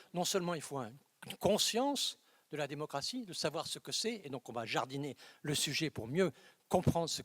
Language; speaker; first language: French; native; French